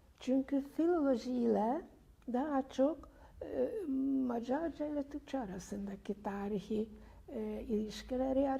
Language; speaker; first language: Turkish; non-native, fluent; Hungarian